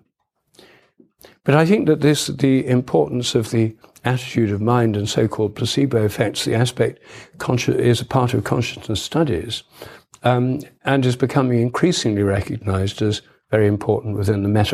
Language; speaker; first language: English; native; English